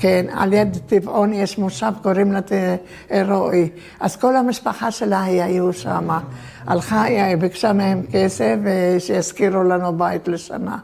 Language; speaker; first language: Hebrew; early bilingual, other home language; Turkish